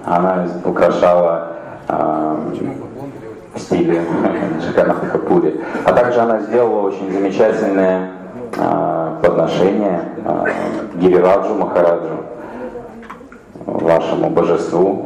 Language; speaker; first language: Russian; native; Russian